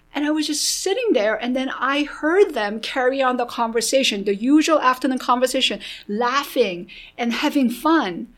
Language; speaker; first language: English; early bilingual, other home language; Korean